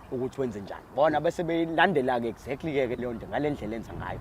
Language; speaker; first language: Zulu; native; Zulu